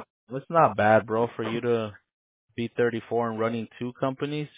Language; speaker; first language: English; early bilingual, other home language; Spanish